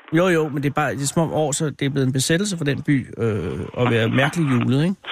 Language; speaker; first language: Danish; native; Danish